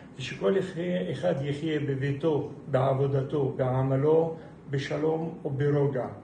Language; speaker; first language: Hebrew; non-native, local second language; Arabic